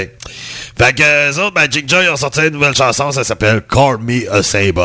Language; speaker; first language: French; native; French